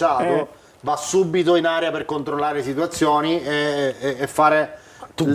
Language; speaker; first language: Italian; native; Italian